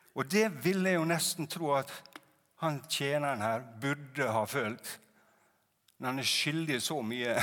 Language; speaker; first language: Norwegian; native; Norwegian